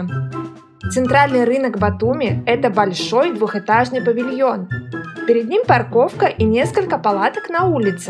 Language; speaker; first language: Russian; native; Russian